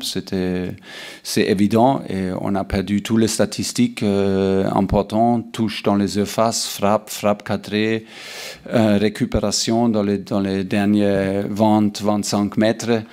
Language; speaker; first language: French; non-native, learner; German